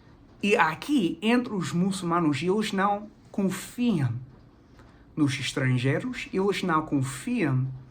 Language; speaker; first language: Portuguese; non-native, fluent; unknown